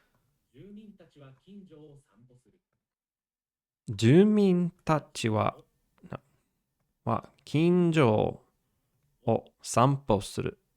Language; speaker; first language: Japanese; non-native, learner; English